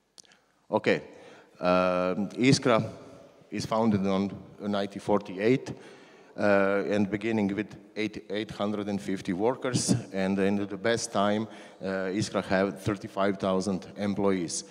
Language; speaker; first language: English; non-native, learner; Croatian